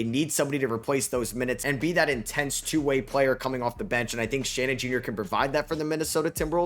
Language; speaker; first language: English; native; English